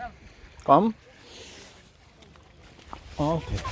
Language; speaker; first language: English; non-native, learner; Russian